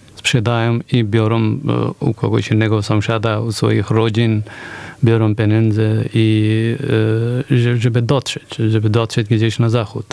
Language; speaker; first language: Polish; non-native, fluent; Persian